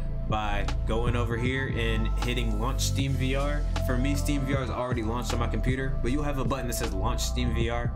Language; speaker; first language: English; native; English